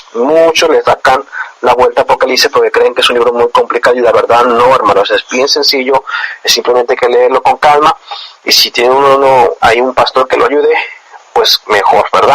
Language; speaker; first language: Spanish; native; Spanish